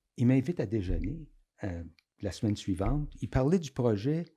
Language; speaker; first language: French; native; French